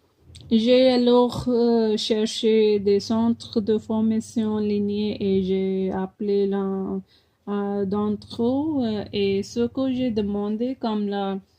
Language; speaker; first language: French; non-native, fluent; Punjabi